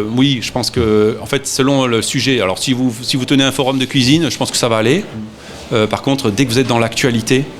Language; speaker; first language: French; native; French